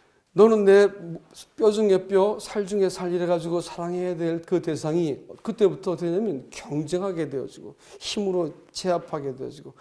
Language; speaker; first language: Korean; native; Korean